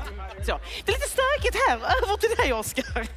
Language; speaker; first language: Swedish; native; Swedish